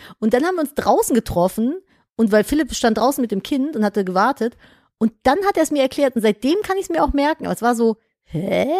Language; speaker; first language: German; native; German